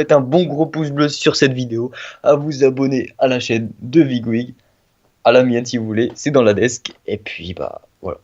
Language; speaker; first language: French; native; French